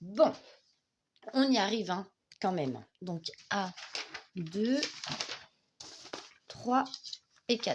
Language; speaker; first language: French; native; French